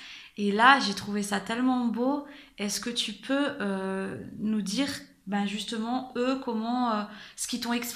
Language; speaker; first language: French; native; French